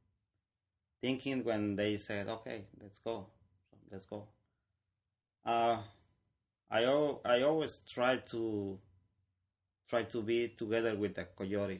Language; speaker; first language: English; non-native, learner; Spanish